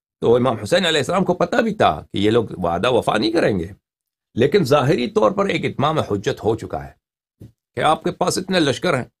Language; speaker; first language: Urdu; non-native, fluent; Persian